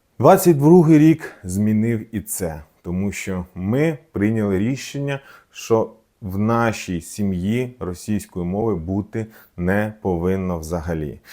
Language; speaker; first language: Ukrainian; non-native, local second language; Russian